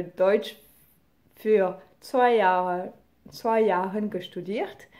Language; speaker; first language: German; non-native, learner; French